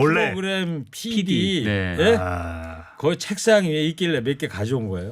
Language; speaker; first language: Korean; native; Korean